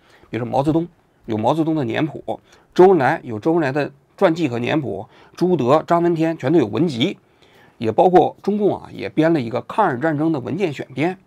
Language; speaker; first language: Chinese; native; Chinese